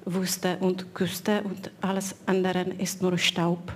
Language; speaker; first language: German; non-native, fluent; Czech